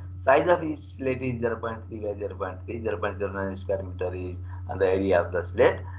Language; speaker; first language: English; non-native, local second language; Nepali